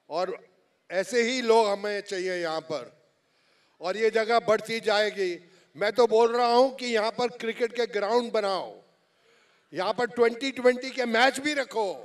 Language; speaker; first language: Hindi; native; Hindi